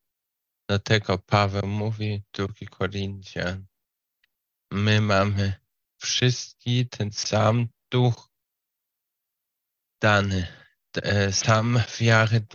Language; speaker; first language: Polish; non-native, learner; Slovak